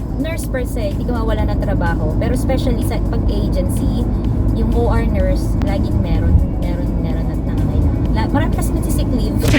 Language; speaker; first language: Filipino; native; Filipino